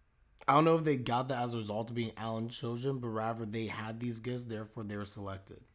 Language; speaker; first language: English; native; English